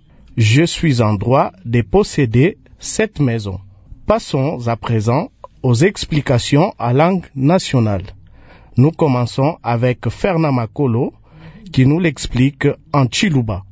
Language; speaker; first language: French; non-native, local second language; Lingala